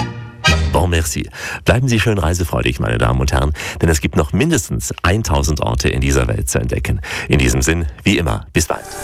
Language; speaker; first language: German; native; German